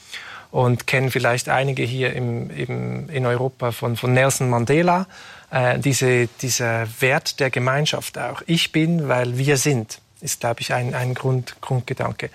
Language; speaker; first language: German; native; German